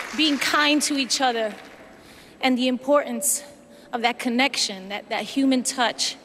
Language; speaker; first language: English; early bilingual, other home language; Spanish